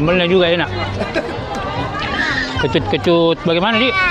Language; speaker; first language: Indonesian; native; Indonesian